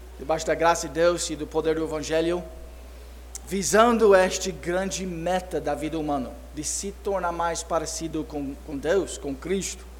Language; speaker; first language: Portuguese; non-native, fluent; English